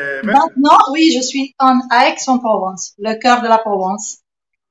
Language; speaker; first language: French; non-native, fluent; Italian